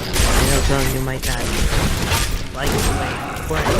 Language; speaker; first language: English; native; English